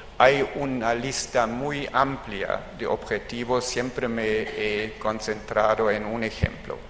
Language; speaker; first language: Spanish; non-native, fluent; German